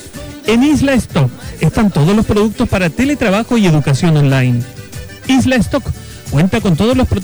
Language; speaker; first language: Spanish; native; Spanish